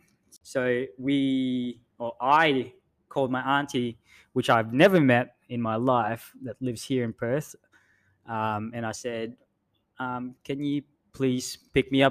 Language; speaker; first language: English; non-native, local second language; Filipino